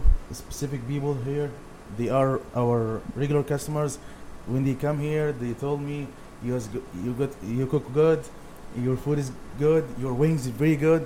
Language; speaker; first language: English; non-native, learner; Arabic